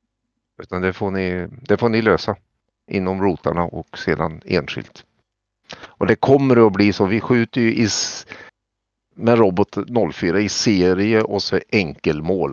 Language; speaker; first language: Swedish; native; Swedish